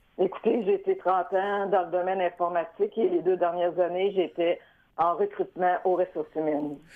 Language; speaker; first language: French; native; French